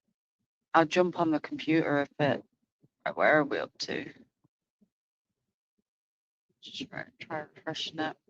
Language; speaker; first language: English; native; English